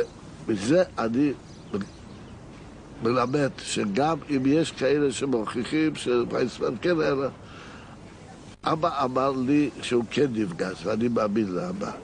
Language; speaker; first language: Hebrew; non-native, fluent; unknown